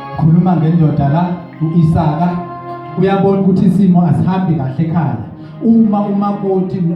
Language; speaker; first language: Zulu; native; Zulu